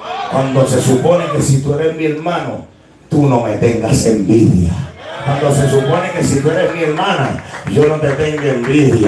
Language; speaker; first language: Spanish; early bilingual, heritage; Spanish